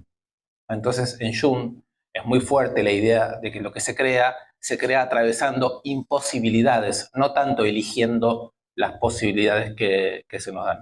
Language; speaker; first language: Spanish; native; Spanish